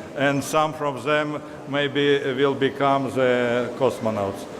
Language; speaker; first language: English; non-native, learner; Ukrainian